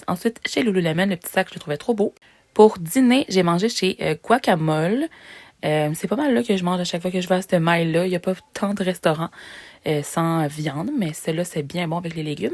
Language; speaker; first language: French; native; French